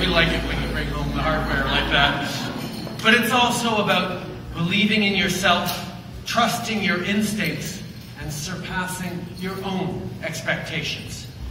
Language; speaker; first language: English; early bilingual, other home language; French